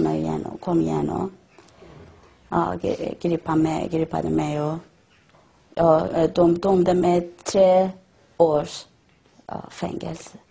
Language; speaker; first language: Swedish; non-native, learner; Persian